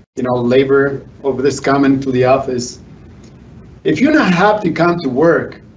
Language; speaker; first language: English; non-native, fluent; Spanish